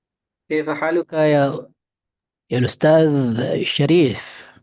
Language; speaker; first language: Arabic; non-native, fluent; Indonesian